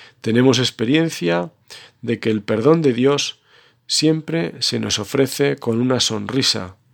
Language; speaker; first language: Spanish; native; Spanish